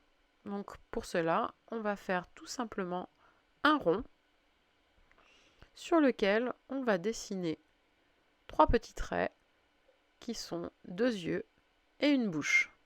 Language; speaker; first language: French; native; French